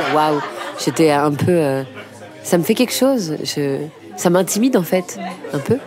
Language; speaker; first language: French; native; French